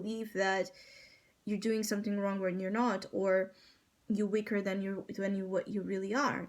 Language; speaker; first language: English; non-native, fluent; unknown